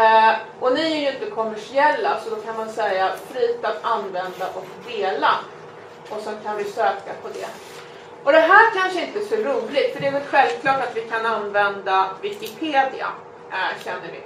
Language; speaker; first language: Swedish; native; Swedish